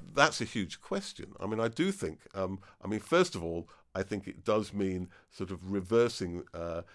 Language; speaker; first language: English; native; English